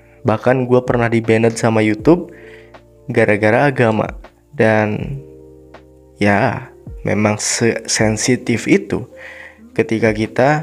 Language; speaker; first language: Indonesian; native; Indonesian